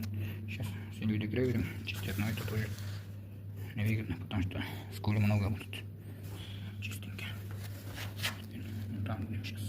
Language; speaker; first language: Russian; non-native, fluent; Uzbek